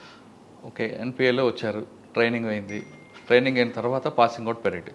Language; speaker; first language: Telugu; native; Telugu